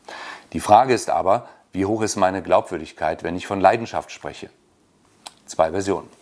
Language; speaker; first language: German; native; German